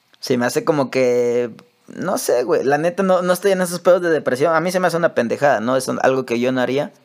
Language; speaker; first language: Spanish; native; Spanish